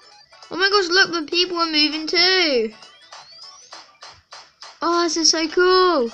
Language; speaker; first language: English; native; English